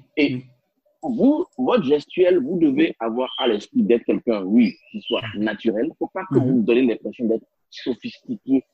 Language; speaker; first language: French; non-native, local second language; Spanish